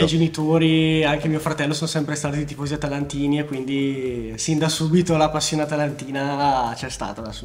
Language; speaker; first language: Italian; native; Italian